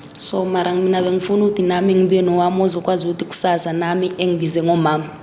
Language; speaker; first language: Zulu; native; Zulu